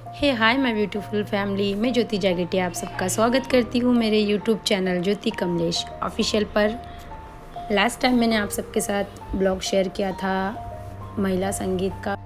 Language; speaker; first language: Hindi; non-native, local second language; Bangla